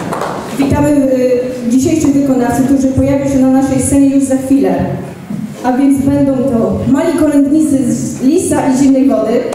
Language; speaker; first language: Polish; native; Polish